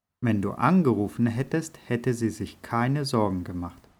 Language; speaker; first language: German; native; German